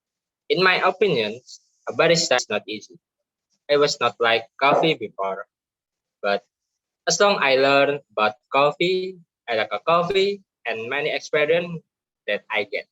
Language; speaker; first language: English; non-native, learner; Indonesian